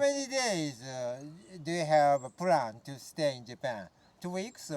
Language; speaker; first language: English; non-native, learner; Japanese